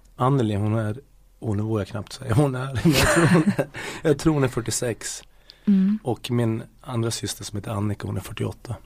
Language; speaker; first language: Swedish; native; Swedish